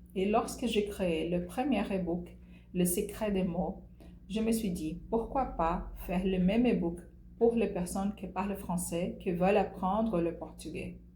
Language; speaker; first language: French; non-native, fluent; Portuguese